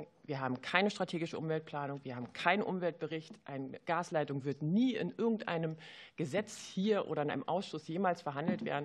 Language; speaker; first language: German; native; German